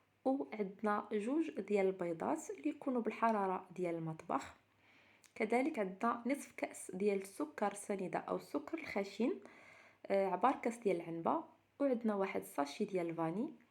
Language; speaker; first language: Arabic; native; Arabic